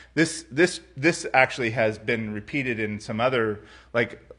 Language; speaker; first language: English; native; English